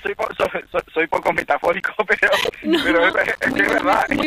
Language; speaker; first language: Spanish; native; Spanish